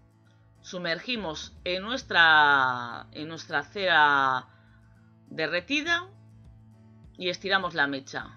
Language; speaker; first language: Spanish; native; Spanish